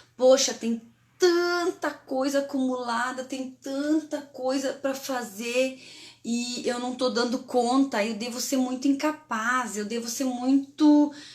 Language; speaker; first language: Portuguese; native; Portuguese